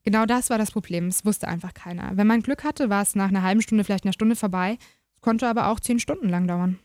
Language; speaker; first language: German; native; German